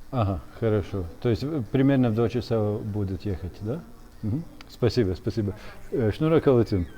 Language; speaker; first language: Russian; non-native, fluent; Latvian